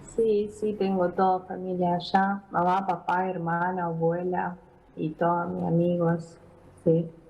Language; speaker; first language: Spanish; non-native, fluent; Ukrainian